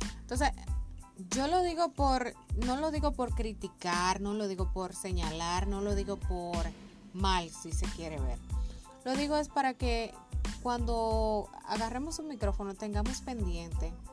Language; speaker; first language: Spanish; native; Spanish